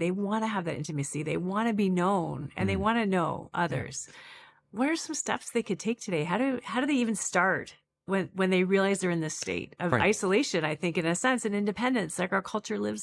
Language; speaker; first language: English; native; English